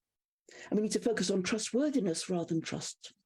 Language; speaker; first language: English; native; English